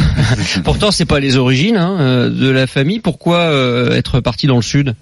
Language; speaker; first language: French; native; French